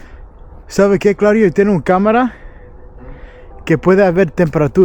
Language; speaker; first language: Spanish; early bilingual, heritage; English